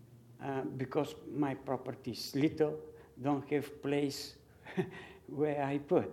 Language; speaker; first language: English; non-native, learner; Bulgarian